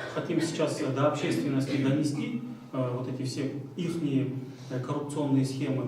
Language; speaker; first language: Russian; non-native, local second language; Kyrgyz